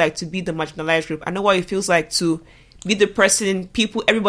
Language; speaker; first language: English; non-native, local second language; Igbo